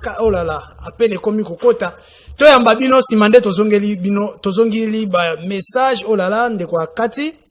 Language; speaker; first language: Lingala; native; Lingala